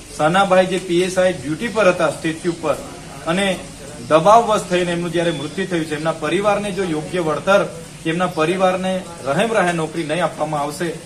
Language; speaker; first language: Gujarati; non-native, local second language; Vasavi